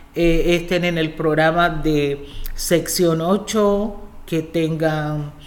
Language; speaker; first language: Spanish; native; Spanish